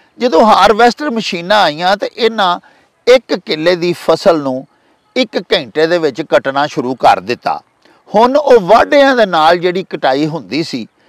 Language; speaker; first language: Punjabi; native; Punjabi